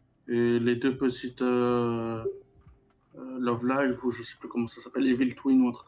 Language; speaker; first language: French; native; French